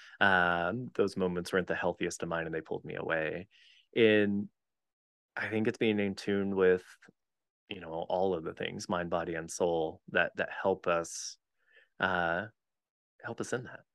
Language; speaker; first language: English; native; English